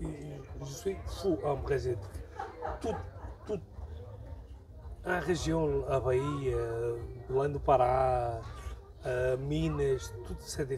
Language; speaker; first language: French; non-native, learner; Portuguese